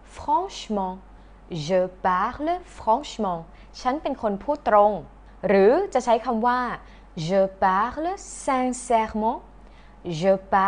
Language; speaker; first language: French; non-native, fluent; Thai